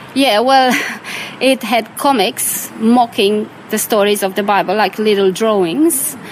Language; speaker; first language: English; non-native, fluent; Romanian